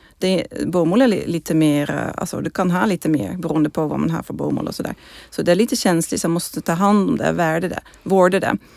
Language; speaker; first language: Swedish; non-native, fluent; Dutch